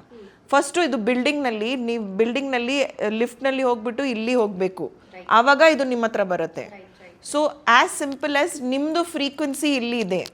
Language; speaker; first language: Kannada; non-native, local second language; Hindi